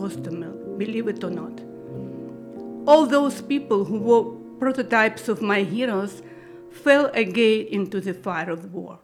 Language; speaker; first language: English; non-native, learner; Russian